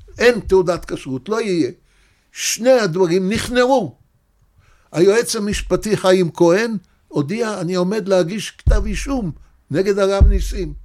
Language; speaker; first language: Hebrew; native; Hebrew